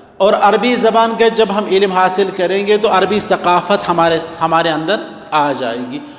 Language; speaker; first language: Urdu; non-native, local second language; Kashmiri